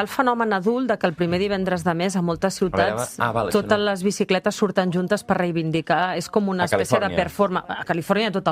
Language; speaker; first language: Catalan; native; Catalan